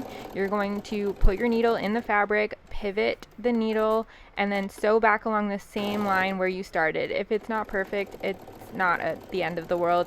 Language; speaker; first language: English; native; English